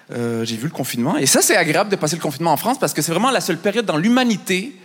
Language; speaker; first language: French; native; French